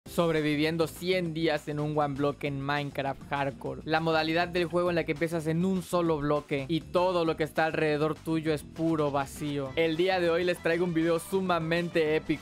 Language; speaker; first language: Spanish; native; Spanish